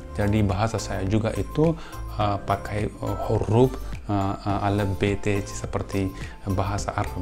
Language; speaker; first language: Indonesian; non-native, fluent; Urdu